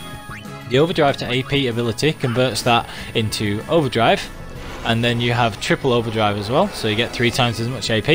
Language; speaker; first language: English; native; English